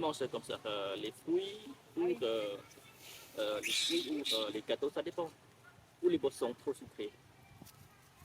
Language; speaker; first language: French; non-native, learner; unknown